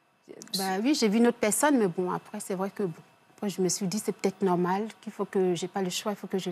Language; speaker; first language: French; early bilingual, other home language; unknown